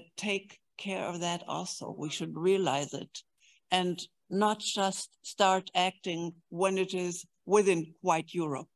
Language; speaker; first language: English; non-native, fluent; German